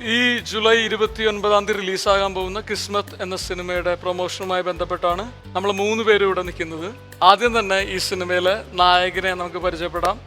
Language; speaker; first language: Malayalam; native; Malayalam